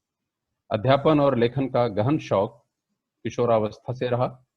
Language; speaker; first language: Hindi; native; Hindi